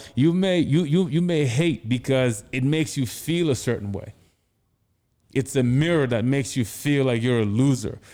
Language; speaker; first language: English; non-native, local second language; Igbo